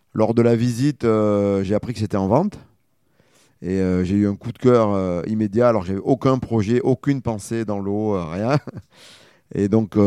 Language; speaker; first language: French; native; French